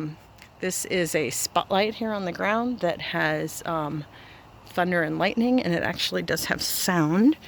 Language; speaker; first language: English; native; English